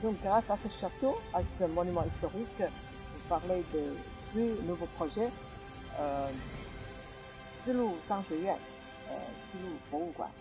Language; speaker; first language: French; non-native, fluent; Chinese